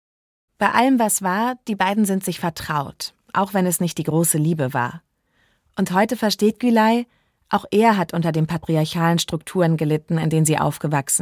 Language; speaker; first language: German; native; German